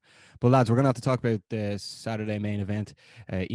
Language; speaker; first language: English; native; English